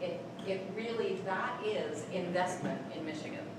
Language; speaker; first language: English; native; English